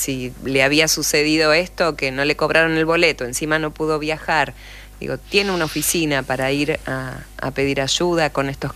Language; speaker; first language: Spanish; native; Spanish